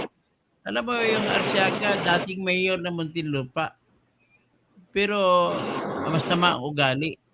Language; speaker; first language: Filipino; native; Filipino